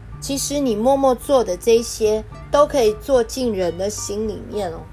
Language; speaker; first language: Chinese; native; Chinese